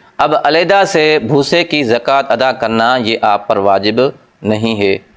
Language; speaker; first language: Urdu; non-native, local second language; Sindhi